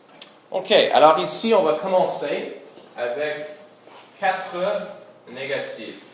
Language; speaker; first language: French; non-native, local second language; English